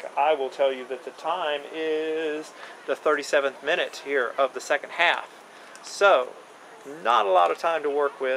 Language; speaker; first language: English; native; English